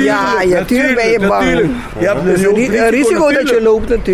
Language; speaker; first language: Dutch; non-native, local second language; Papiamento